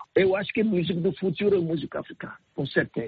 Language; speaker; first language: Portuguese; non-native, learner; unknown